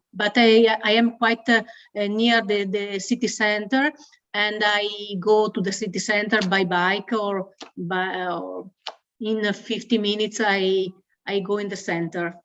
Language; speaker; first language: English; non-native, learner; Italian